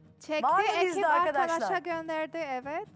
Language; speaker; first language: Turkish; non-native, learner; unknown